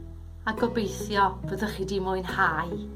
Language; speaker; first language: Welsh; native; Welsh